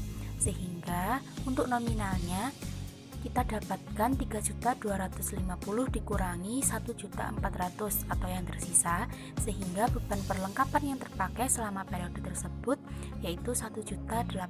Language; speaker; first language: Indonesian; native; Indonesian